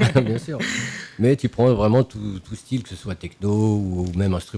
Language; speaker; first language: French; native; French